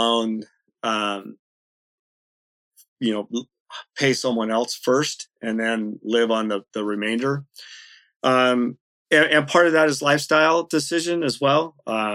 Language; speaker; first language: English; native; English